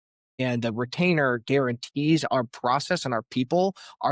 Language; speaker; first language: English; native; English